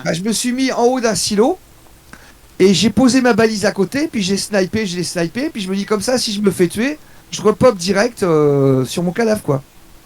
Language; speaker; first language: French; native; French